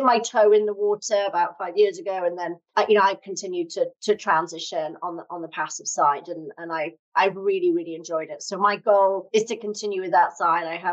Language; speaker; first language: English; native; English